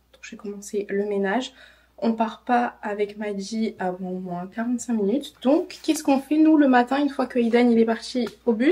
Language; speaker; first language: French; native; French